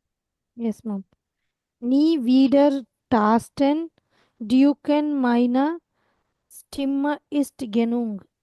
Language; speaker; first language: German; non-native, learner; Tamil